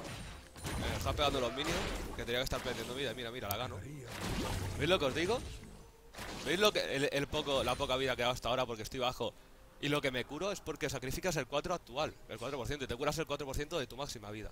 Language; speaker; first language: Spanish; native; Spanish